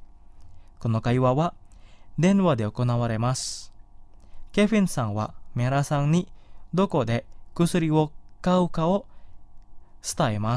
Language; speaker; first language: Japanese; non-native, fluent; Indonesian